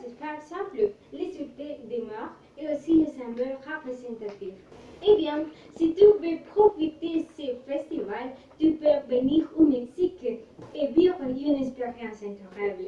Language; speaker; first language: French; non-native, learner; Spanish